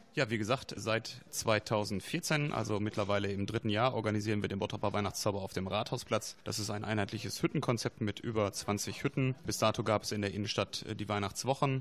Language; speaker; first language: German; native; German